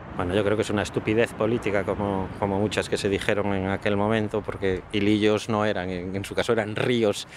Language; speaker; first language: Spanish; native; Spanish